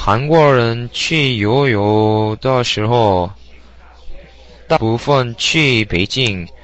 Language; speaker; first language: Chinese; non-native, learner; Korean